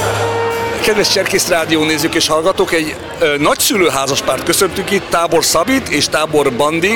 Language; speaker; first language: Hungarian; early bilingual, heritage; Hungarian